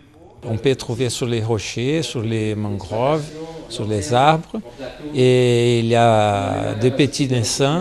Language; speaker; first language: French; non-native, fluent; Portuguese